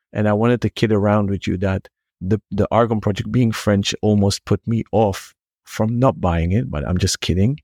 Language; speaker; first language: English; non-native, fluent; Hebrew